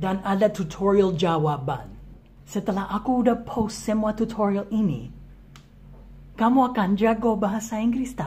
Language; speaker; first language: Indonesian; non-native, fluent; English